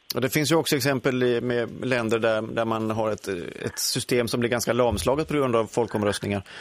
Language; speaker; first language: Swedish; native; Swedish